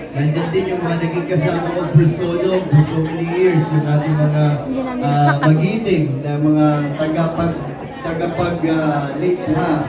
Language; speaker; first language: Filipino; native; Filipino